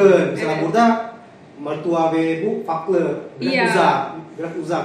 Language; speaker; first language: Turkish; non-native, learner; Indonesian